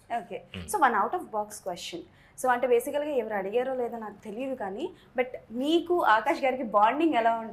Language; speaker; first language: Telugu; native; Telugu